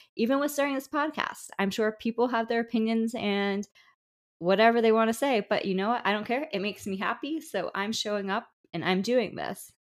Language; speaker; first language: English; native; English